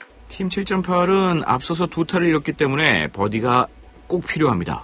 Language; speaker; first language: Korean; native; Korean